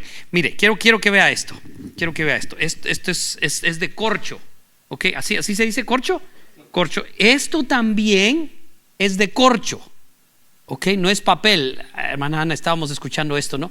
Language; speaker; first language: Spanish; native; Spanish